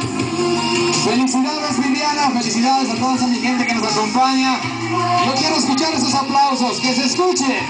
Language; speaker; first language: Spanish; native; Spanish